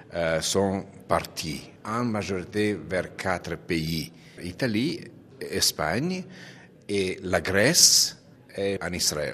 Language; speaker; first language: French; non-native, fluent; Romanian